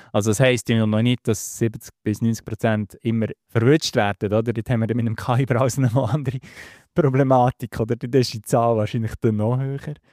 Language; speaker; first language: German; native; German